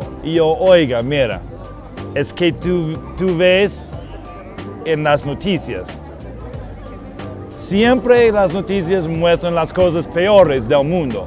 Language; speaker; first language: Spanish; non-native, fluent; English